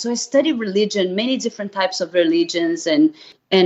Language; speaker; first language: English; non-native, fluent; Portuguese